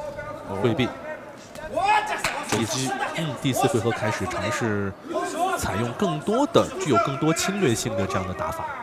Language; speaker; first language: Chinese; native; Chinese